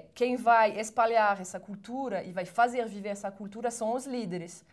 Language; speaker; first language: Portuguese; non-native, fluent; French